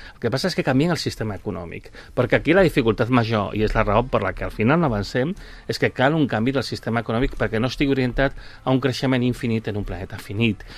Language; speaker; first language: Catalan; non-native, local second language; Spanish